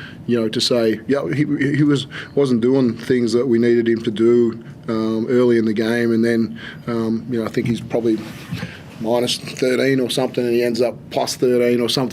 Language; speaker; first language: English; native; English